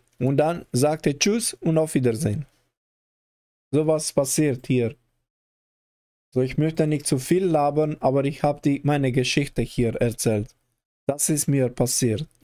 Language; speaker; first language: German; non-native, learner; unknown